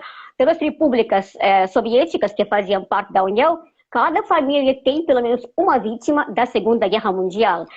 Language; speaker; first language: Portuguese; non-native, fluent; Russian